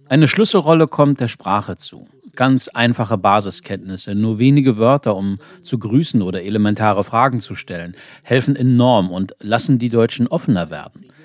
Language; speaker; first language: German; non-native, fluent; Ukrainian